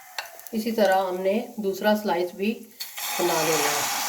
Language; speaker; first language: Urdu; non-native, local second language; Punjabi